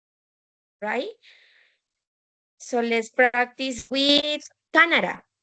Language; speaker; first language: English; non-native, fluent; Spanish